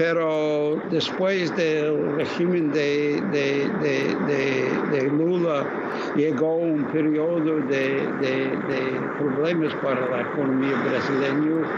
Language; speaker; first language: Spanish; non-native, fluent; English